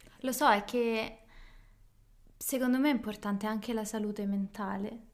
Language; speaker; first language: Italian; native; Italian